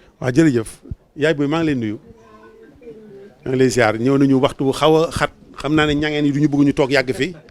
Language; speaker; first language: Wolof; native; Wolof